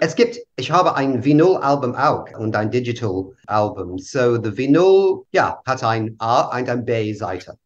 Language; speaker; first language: German; non-native, learner; English